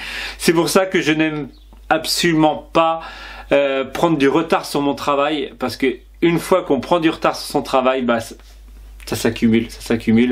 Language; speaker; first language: French; native; French